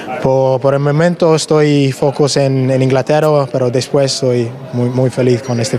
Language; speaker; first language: Spanish; non-native, learner; English